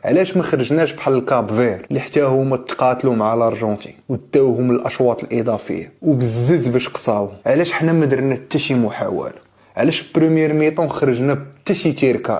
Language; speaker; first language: Arabic; native; Arabic